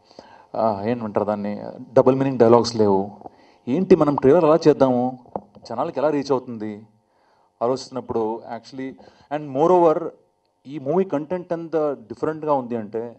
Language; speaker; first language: Telugu; non-native, fluent; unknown